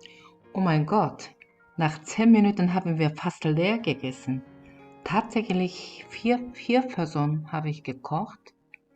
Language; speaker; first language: German; non-native, fluent; Korean